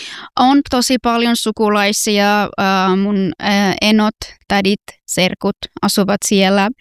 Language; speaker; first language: Finnish; non-native, fluent; Persian